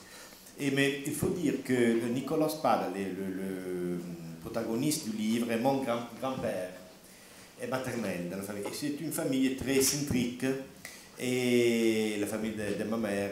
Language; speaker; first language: French; non-native, learner; Italian